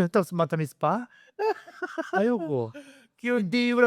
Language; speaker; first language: Filipino; non-native, learner; Japanese